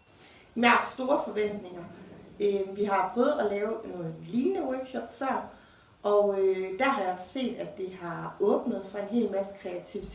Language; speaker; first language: Danish; native; Danish